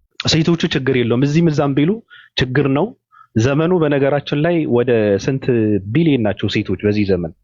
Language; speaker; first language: Amharic; native; Amharic